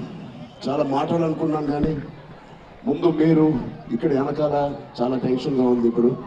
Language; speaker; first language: Telugu; native; Telugu